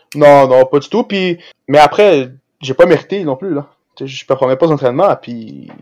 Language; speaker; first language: French; early bilingual, other home language; Portuguese